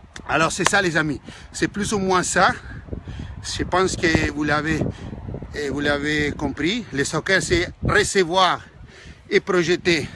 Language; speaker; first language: French; non-native, fluent; Spanish